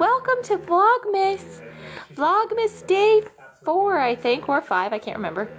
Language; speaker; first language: English; native; English